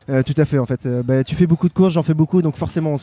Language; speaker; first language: French; native; French